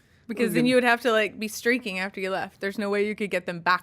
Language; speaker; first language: English; native; English